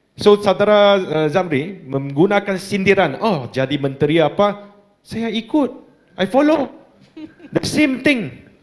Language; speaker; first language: Malay; non-native, local second language; Chinese